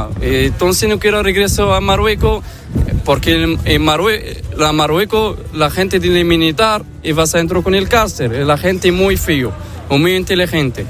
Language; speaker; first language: Spanish; non-native, learner; Arabic